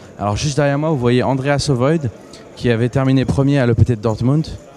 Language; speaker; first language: French; native; French